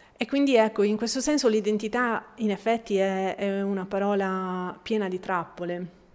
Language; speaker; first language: Italian; non-native, fluent; Bosnian